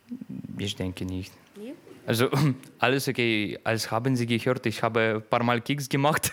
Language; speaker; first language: German; non-native, learner; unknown